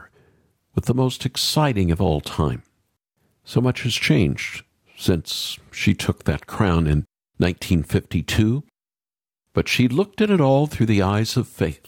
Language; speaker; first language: English; native; English